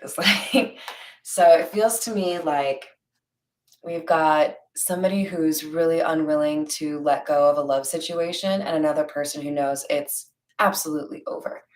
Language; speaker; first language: English; native; English